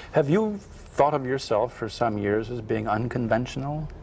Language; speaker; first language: English; native; English